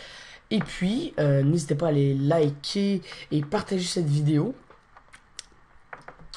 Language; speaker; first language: French; native; French